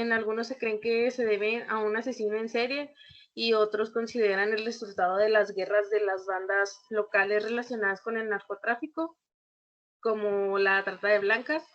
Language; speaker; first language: Spanish; native; Spanish